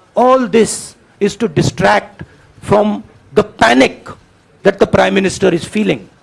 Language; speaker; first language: English; non-native, local second language; Hindi